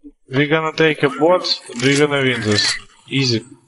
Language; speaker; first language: English; non-native, learner; Russian